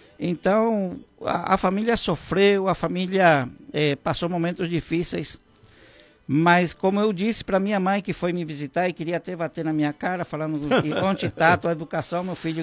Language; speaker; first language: Portuguese; non-native, fluent; Guarani